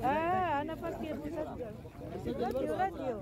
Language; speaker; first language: Arabic; non-native, learner; Filipino